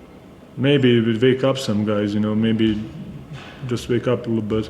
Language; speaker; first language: English; non-native, fluent; Serbian